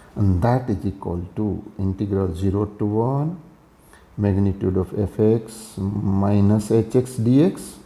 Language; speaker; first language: English; non-native, local second language; Gujarati